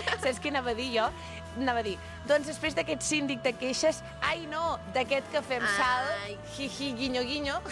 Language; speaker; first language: Catalan; native; Catalan